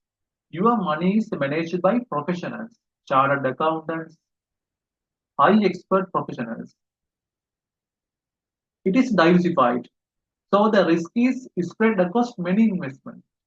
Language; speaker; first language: English; non-native, local second language; Sinhala